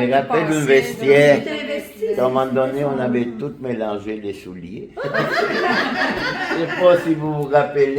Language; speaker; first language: French; non-native, fluent; Spanish